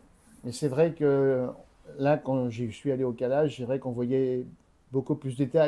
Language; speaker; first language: French; native; French